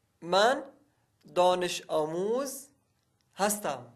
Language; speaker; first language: Persian; non-native, learner; Arabic